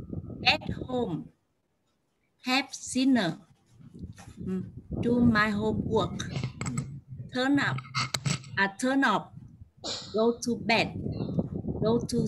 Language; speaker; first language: English; non-native, learner; Vietnamese